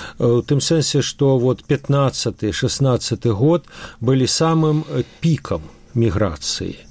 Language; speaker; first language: Belarusian; non-native, local second language; Russian